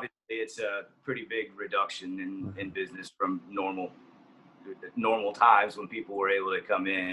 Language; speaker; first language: English; native; English